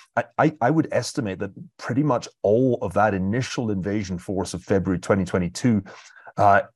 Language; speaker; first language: English; native; English